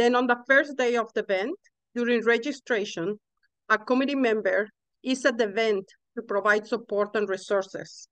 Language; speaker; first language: English; non-native, fluent; Spanish